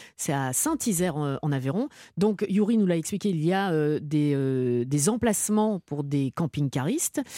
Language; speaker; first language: French; native; French